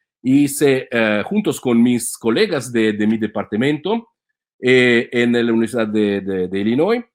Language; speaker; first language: Spanish; non-native, fluent; Italian